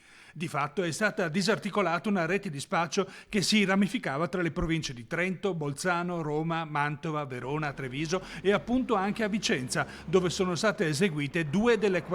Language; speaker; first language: Italian; native; Italian